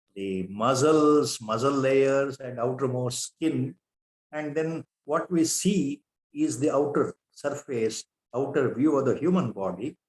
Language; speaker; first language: English; non-native, local second language; Kannada